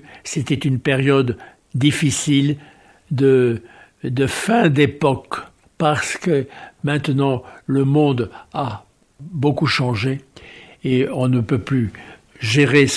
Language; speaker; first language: French; native; French